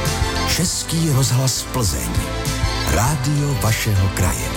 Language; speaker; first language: Czech; native; Czech